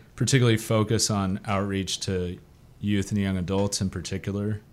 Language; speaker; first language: English; native; English